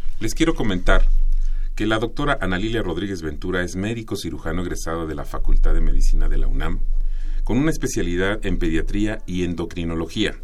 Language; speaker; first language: Spanish; native; Spanish